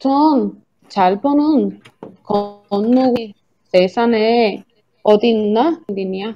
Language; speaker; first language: Spanish; native; Spanish